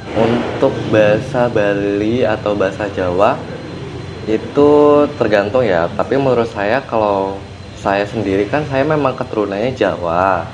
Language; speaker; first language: Indonesian; native; Indonesian